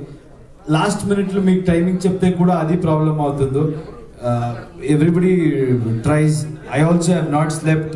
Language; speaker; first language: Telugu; non-native, learner; Kannada